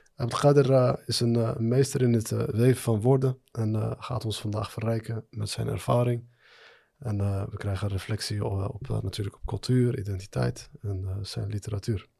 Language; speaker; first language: Dutch; early bilingual, other home language; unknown